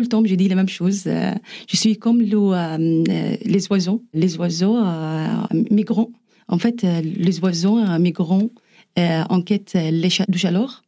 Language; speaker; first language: French; non-native, learner; Arabic